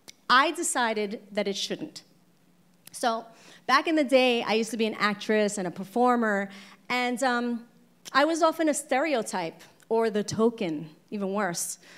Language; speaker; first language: English; native; English